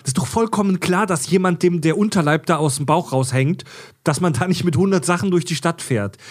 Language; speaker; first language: German; native; German